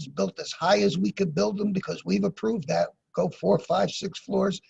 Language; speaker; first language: English; native; English